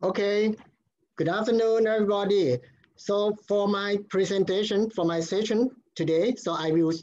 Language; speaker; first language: English; non-native, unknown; Thai